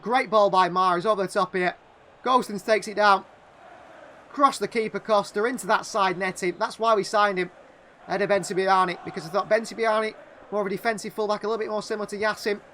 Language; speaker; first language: English; native; English